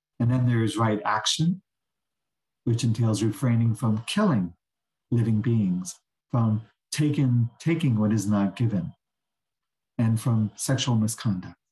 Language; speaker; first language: English; native; English